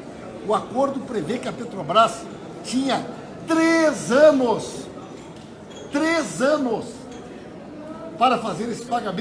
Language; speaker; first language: Portuguese; native; Portuguese